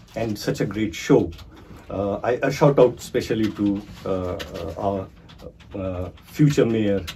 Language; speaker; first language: English; non-native, local second language; Marathi